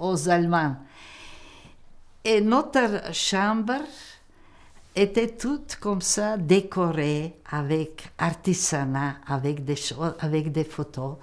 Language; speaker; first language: French; non-native, local second language; Macedonian